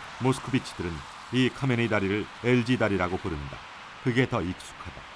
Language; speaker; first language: Korean; native; Korean